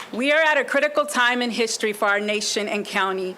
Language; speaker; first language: English; non-native, fluent; Spanish